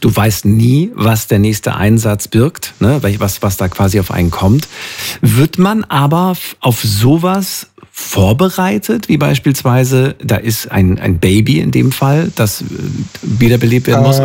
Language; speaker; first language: German; native; German